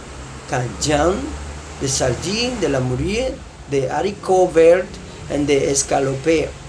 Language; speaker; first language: French; non-native, learner; Spanish